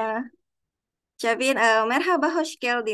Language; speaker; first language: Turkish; non-native, learner; Indonesian